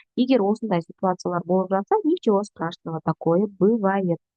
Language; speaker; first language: Russian; non-native, local second language; Kazakh